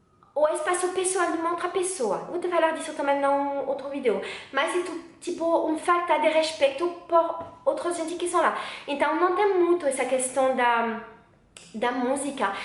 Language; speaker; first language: Portuguese; non-native, learner; French